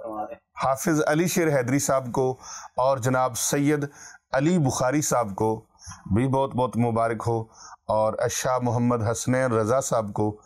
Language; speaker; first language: Urdu; non-native, local second language; Punjabi